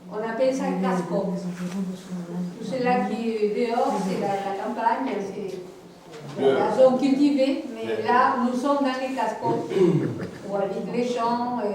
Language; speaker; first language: French; non-native, fluent; Spanish